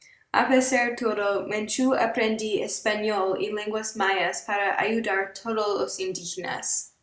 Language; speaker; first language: Spanish; non-native, learner; English